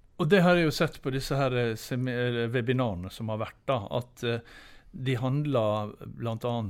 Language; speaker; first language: Norwegian; native; Norwegian